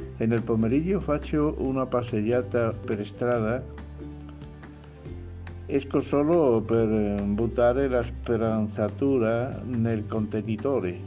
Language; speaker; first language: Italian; non-native, learner; Spanish